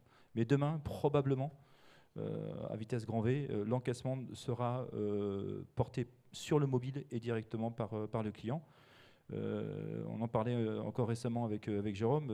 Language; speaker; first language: French; native; French